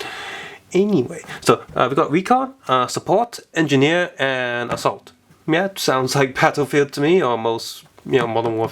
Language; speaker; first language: English; native; English